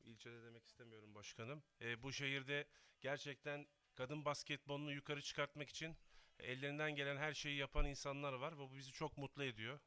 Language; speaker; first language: Turkish; native; Turkish